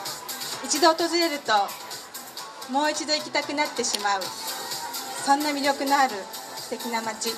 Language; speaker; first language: Japanese; native; Japanese